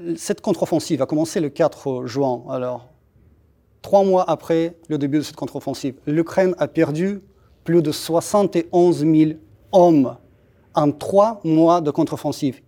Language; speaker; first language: French; non-native, fluent; Russian